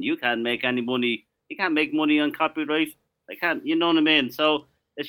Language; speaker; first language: English; native; English